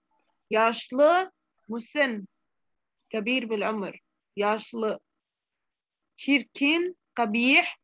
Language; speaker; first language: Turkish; non-native, fluent; Arabic